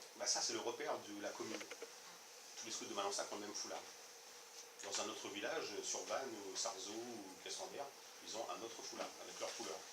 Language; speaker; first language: French; native; French